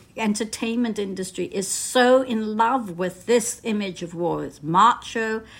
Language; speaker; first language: English; native; English